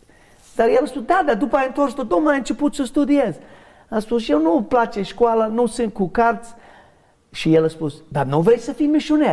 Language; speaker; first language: Romanian; non-native, learner; English